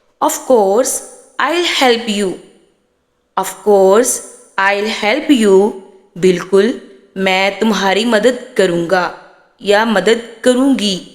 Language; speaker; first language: Urdu; native; Urdu